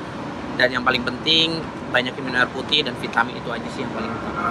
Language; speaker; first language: Indonesian; native; Indonesian